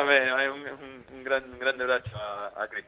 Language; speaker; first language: Italian; non-native, learner; Spanish